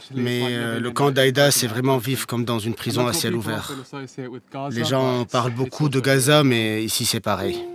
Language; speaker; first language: French; non-native, fluent; English